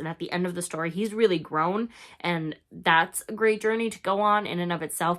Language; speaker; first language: English; native; English